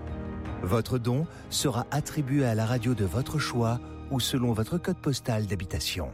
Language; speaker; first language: French; native; French